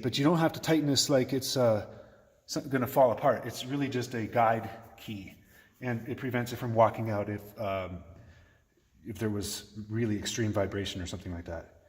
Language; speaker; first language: English; native; English